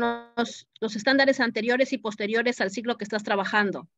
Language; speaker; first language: Spanish; native; Spanish